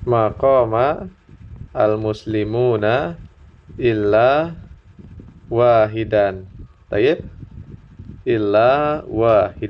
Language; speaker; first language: Arabic; non-native, fluent; Indonesian